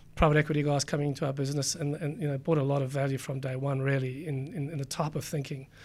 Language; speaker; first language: English; native; English